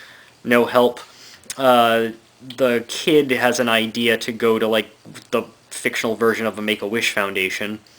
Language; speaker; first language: English; native; English